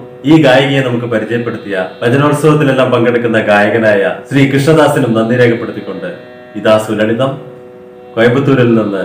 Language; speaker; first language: Malayalam; native; Malayalam